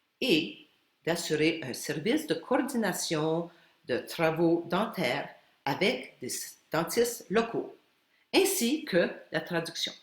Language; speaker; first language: French; non-native, fluent; Spanish